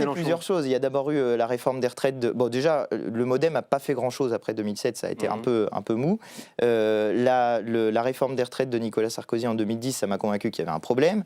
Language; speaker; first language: French; native; French